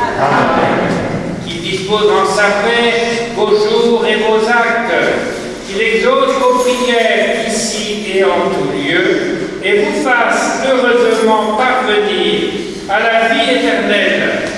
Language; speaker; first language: French; native; French